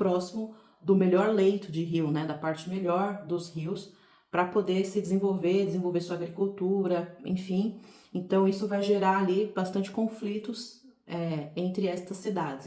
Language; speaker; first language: Portuguese; native; Portuguese